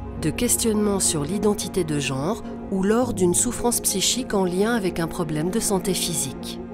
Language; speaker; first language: French; native; French